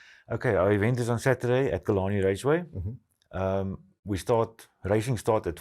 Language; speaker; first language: English; non-native, local second language; Afrikaans